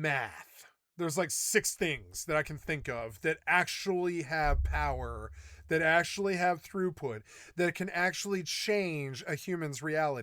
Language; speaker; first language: English; native; English